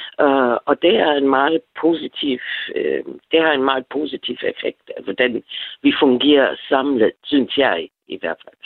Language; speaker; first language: Danish; non-native, fluent; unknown